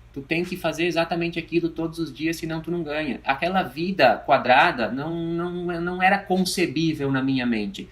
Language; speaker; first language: Portuguese; native; Portuguese